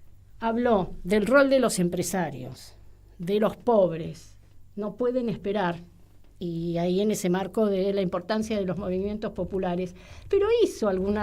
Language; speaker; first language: Spanish; native; Spanish